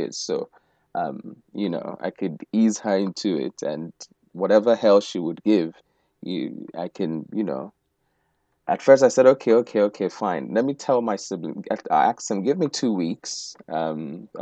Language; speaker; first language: English; non-native, local second language; Igbo